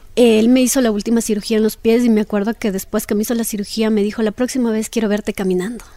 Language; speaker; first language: Spanish; native; Spanish